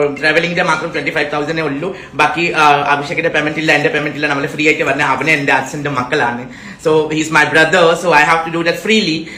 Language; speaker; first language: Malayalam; non-native, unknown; Assamese